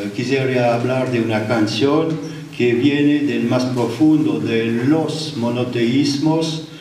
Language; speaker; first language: Spanish; non-native, learner; French